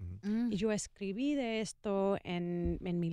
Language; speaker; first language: Spanish; non-native, learner; English